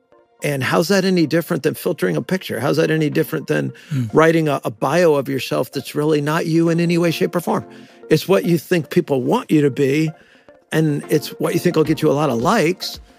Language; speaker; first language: English; native; English